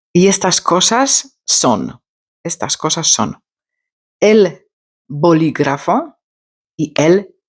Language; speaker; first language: Spanish; non-native, fluent; Polish